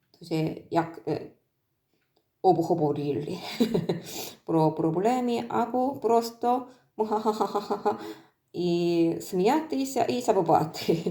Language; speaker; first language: Ukrainian; non-native, learner; Korean